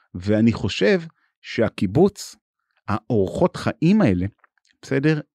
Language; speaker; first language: Hebrew; native; Hebrew